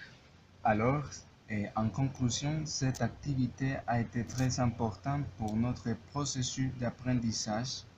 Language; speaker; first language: French; non-native, learner; Spanish